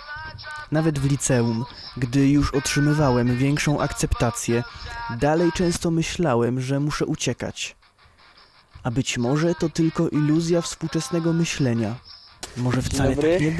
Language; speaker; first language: Polish; native; Polish